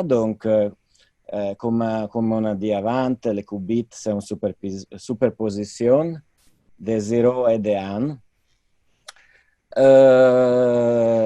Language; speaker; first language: French; non-native, fluent; Italian